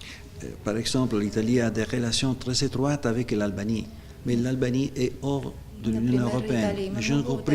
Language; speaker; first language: French; non-native, fluent; Italian